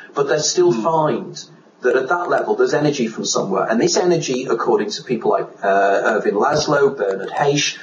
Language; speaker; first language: English; native; English